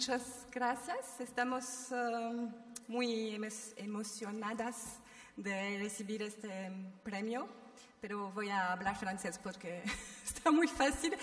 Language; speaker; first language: Spanish; non-native, learner; French